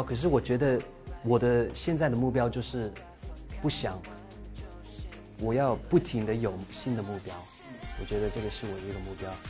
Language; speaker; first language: Chinese; early bilingual, heritage; English